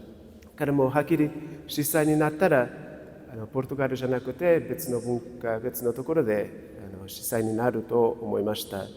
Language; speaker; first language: Japanese; non-native, fluent; Portuguese